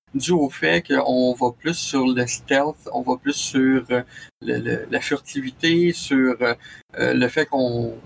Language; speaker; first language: French; native; French